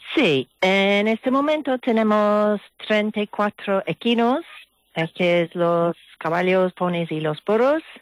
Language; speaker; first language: Spanish; non-native, learner; English